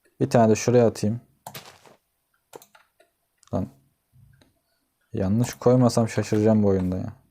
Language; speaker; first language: Turkish; native; Turkish